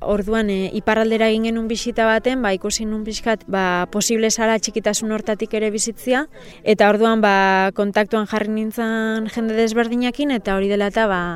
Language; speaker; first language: Basque; native; Basque